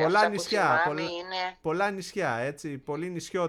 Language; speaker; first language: Greek; native; Greek